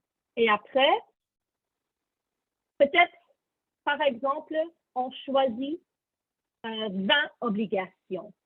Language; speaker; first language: French; non-native, learner; English